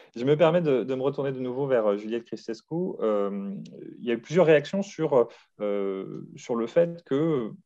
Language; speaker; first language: French; native; French